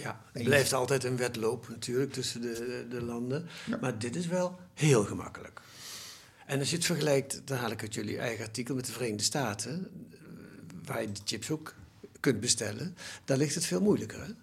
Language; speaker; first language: Dutch; native; Dutch